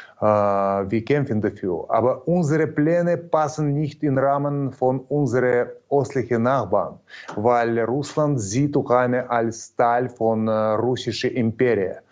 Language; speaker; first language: German; non-native, learner; Ukrainian